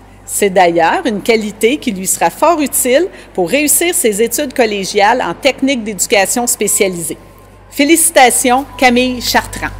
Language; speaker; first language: French; native; French